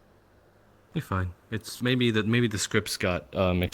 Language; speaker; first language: English; native; English